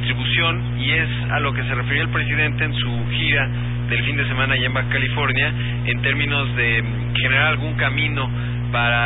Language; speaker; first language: Spanish; native; Spanish